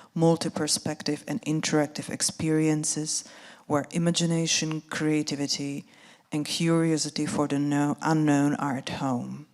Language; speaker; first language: English; non-native, fluent; Czech